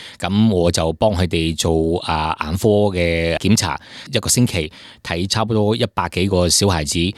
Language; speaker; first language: Cantonese; early bilingual, heritage; Cantonese